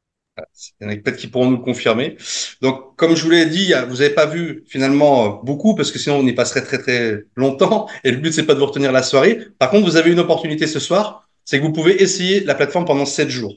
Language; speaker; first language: French; native; French